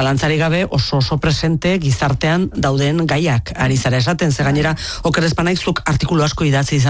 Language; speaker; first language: Basque; native; Basque